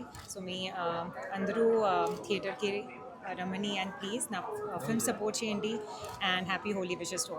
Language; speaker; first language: Telugu; non-native, learner; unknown